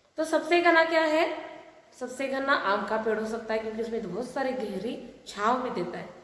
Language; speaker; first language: Hindi; non-native, local second language; Marathi